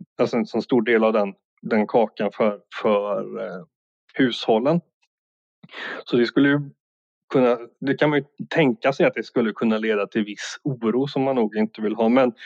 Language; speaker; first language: Swedish; native; Swedish